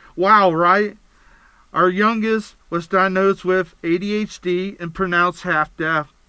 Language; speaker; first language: English; native; English